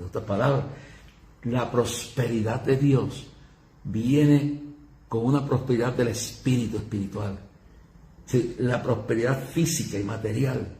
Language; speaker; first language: Spanish; native; Spanish